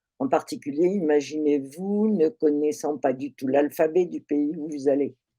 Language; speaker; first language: French; native; French